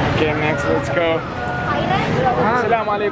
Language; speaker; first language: Indonesian; non-native, learner; Kazakh